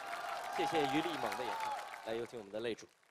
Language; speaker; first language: Chinese; native; Chinese